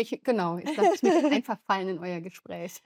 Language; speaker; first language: German; native; German